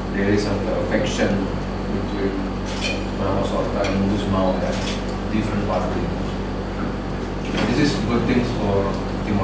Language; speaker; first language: English; non-native, learner; Indonesian